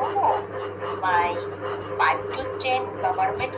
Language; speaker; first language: English; non-native, learner; Bangla